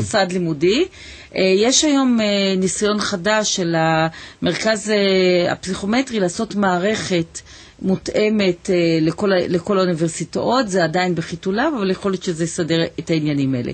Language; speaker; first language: Hebrew; native; Hebrew